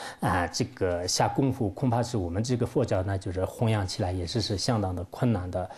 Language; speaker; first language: Chinese; non-native, local second language; Tibetan